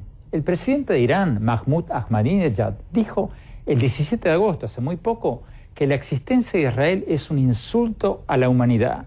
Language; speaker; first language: Spanish; native; Spanish